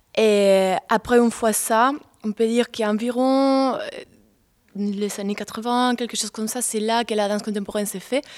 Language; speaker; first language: French; non-native, fluent; Spanish